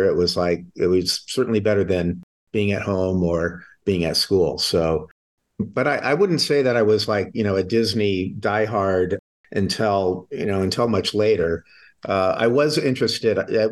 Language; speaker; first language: English; native; English